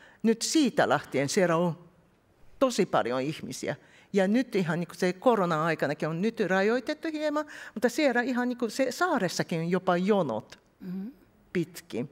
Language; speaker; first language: Finnish; non-native, fluent; Japanese